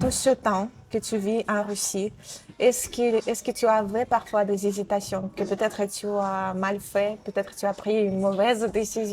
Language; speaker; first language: French; non-native, fluent; Russian